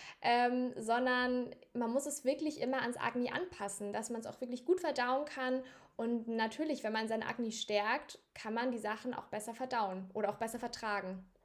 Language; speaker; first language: German; native; German